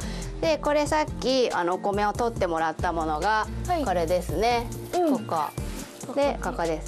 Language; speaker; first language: Japanese; native; Japanese